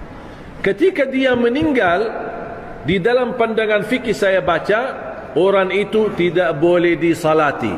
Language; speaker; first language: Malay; non-native, fluent; Arabic